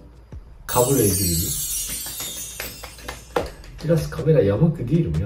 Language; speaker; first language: Turkish; non-native, fluent; Japanese